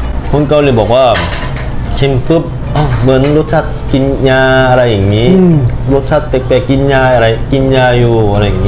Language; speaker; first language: Thai; non-native, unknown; Korean